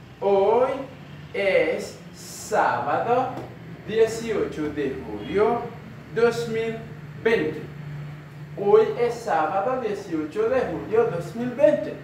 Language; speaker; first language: Spanish; non-native, learner; Haitian Creole